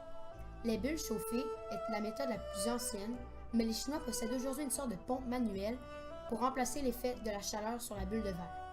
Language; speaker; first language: French; native; French